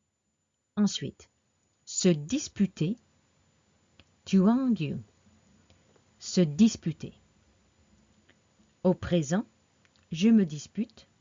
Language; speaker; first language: French; non-native, fluent; English